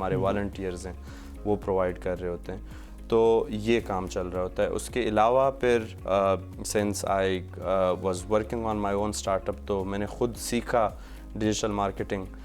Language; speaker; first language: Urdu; non-native, local second language; Pashto